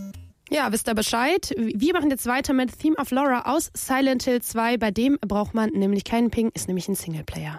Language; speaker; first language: German; native; German